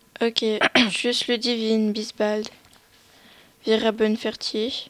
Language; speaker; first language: German; non-native, learner; French